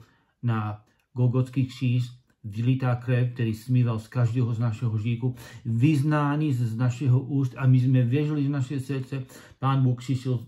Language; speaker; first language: Czech; non-native, learner; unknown